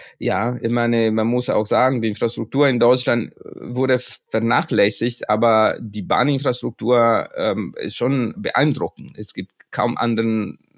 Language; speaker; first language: German; non-native, fluent; Italian